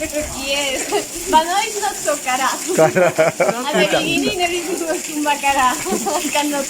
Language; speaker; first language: English; non-native, learner; Spanish